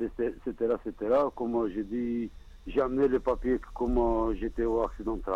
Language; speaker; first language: French; non-native, learner; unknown